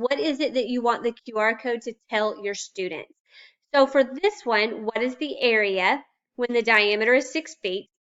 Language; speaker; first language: English; native; English